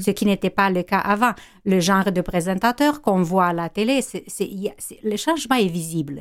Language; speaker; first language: French; non-native, fluent; Romanian